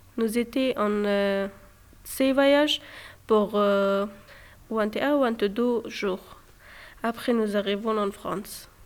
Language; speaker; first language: French; non-native, learner; Persian